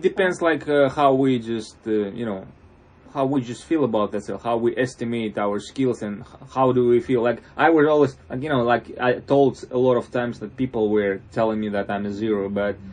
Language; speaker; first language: English; non-native, fluent; Russian